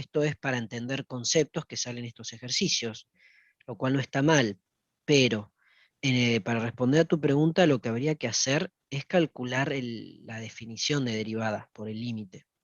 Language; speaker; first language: Spanish; native; Spanish